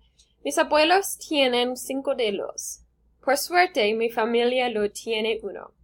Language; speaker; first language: Spanish; non-native, learner; English